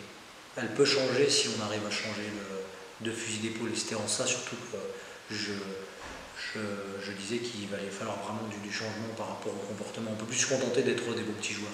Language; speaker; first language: French; native; French